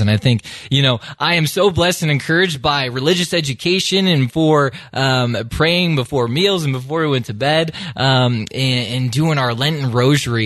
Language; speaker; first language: English; native; English